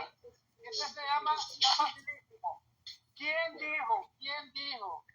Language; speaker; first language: Spanish; native; Spanish